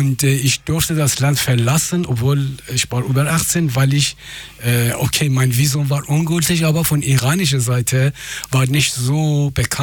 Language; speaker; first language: German; non-native, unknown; Persian